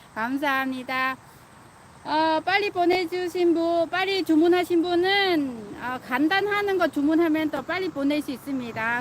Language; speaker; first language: Korean; non-native, fluent; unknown